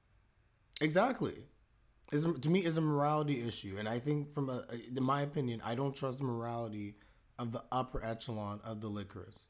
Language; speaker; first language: English; native; English